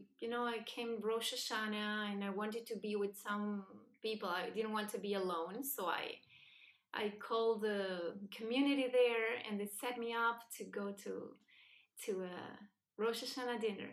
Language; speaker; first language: English; non-native, fluent; Spanish